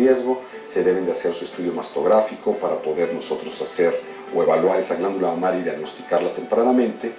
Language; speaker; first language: Spanish; native; Spanish